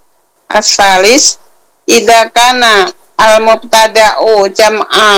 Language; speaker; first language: Arabic; non-native, learner; Indonesian